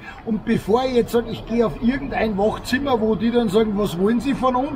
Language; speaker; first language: German; native; German